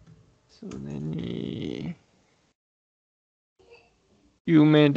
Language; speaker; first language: Japanese; non-native, learner; Chinese